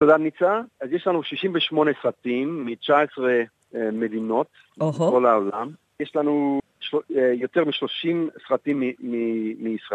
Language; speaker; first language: Hebrew; non-native, fluent; English